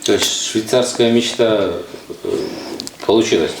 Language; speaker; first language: Russian; non-native, local second language; Kyrgyz